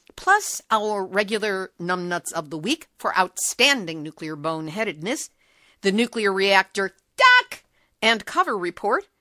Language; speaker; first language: English; native; English